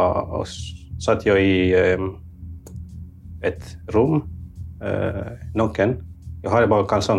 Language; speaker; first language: Swedish; non-native, fluent; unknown